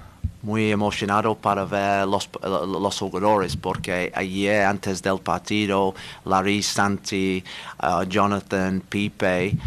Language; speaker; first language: Spanish; non-native, learner; English